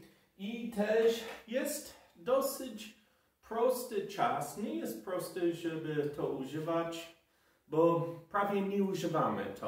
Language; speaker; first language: Polish; non-native, fluent; English